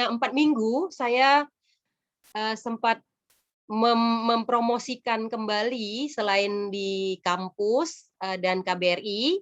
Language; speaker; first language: Indonesian; native; Indonesian